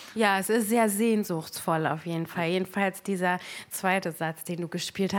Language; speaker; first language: German; native; German